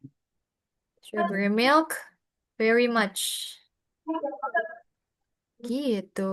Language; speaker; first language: English; non-native, fluent; Indonesian